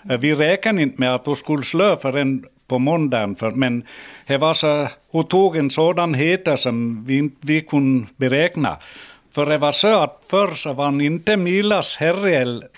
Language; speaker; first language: Swedish; native; Swedish